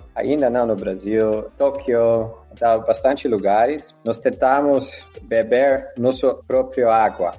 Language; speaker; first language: Portuguese; non-native, learner; Dutch